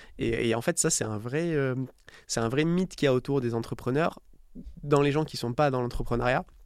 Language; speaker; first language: French; native; French